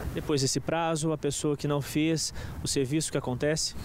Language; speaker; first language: Portuguese; native; Portuguese